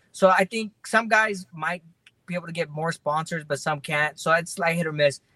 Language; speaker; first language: English; native; English